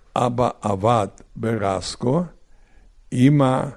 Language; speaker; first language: Hebrew; non-native, fluent; Polish